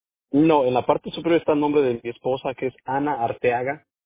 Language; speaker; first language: Spanish; native; Spanish